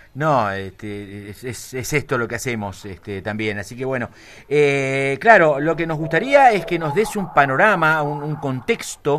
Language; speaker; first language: Spanish; native; Spanish